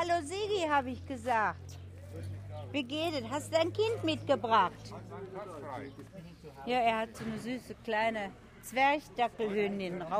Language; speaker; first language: German; native; German